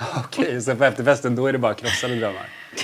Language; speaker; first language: Swedish; native; Swedish